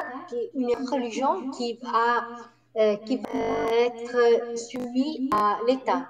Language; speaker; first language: French; non-native, fluent; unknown